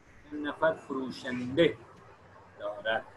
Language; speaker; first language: Persian; non-native, fluent; Urdu